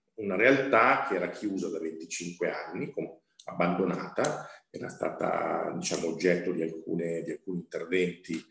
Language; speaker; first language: Italian; native; Italian